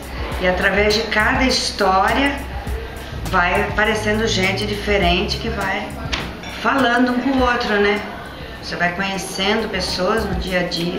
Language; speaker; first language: Portuguese; native; Portuguese